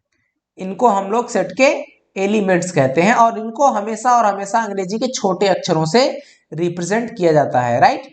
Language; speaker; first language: Hindi; native; Hindi